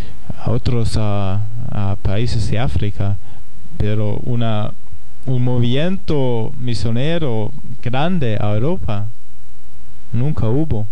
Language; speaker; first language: Spanish; non-native, fluent; German